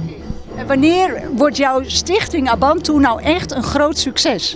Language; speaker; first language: Dutch; native; Dutch